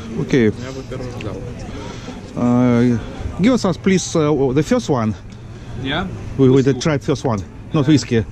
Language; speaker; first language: English; non-native, learner; Russian